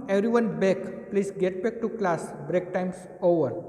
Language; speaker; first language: English; non-native, local second language; Gujarati